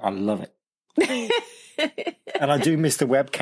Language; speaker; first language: English; native; English